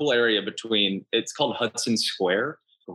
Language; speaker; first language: English; native; English